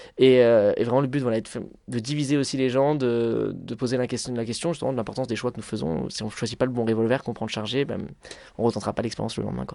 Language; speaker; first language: French; native; French